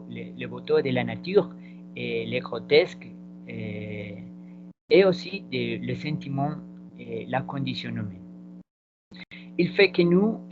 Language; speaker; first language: French; non-native, learner; Spanish